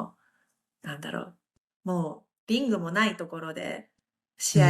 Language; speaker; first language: Japanese; native; Japanese